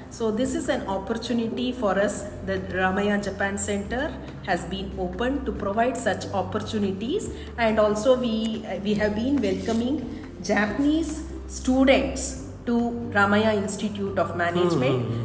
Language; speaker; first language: English; non-native, local second language; Kannada